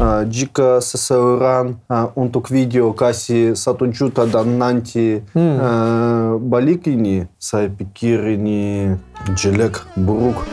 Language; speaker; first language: Indonesian; non-native, learner; Russian